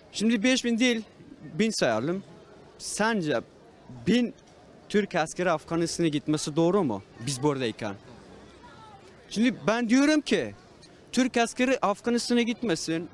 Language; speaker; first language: Turkish; non-native, fluent; Persian